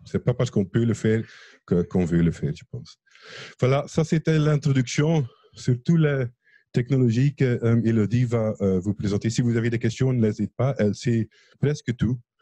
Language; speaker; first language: French; non-native, fluent; Dutch